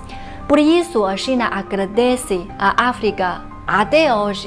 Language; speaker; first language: Portuguese; non-native, fluent; Chinese